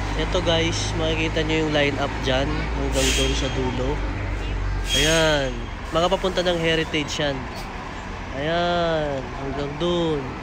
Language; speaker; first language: Filipino; native; Filipino